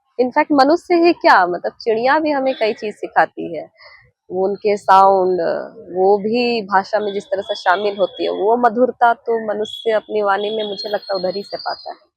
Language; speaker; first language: Hindi; non-native, local second language; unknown